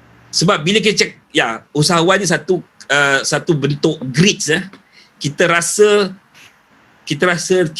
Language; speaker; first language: Malay; native; Malay